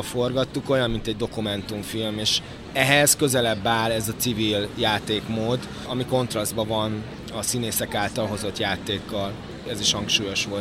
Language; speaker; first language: Hungarian; native; Hungarian